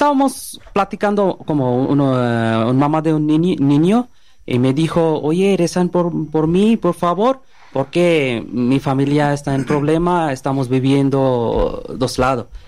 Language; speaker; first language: Spanish; non-native, learner; Bangla